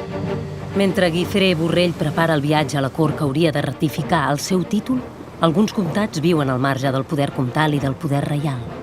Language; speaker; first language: Catalan; native; Catalan